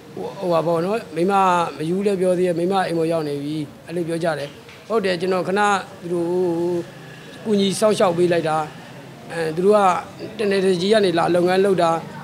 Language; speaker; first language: Burmese; native; Burmese